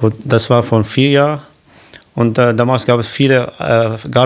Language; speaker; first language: German; non-native, learner; Arabic